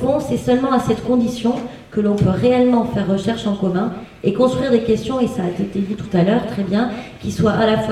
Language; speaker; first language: French; native; French